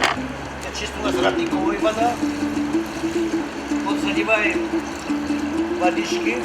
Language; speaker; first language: Russian; non-native, fluent; Tajik